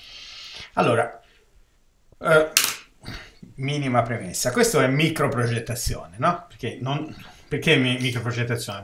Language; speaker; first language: Italian; native; Italian